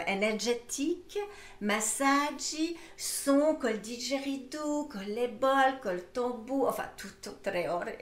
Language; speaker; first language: Italian; early bilingual, heritage; French